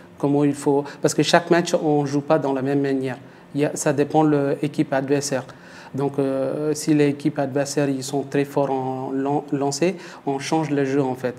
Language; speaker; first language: French; non-native, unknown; Tamil